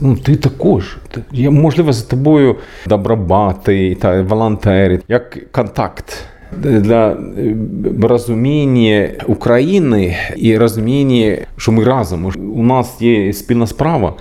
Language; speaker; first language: Ukrainian; non-native, learner; Swedish